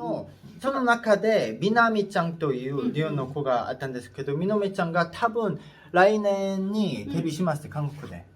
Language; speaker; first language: Japanese; non-native, learner; Korean